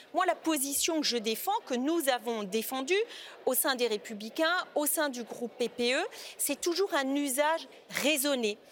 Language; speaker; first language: French; native; French